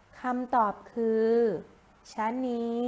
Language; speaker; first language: Thai; native; Thai